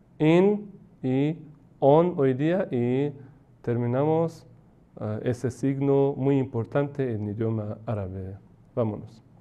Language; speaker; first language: Spanish; non-native, fluent; Persian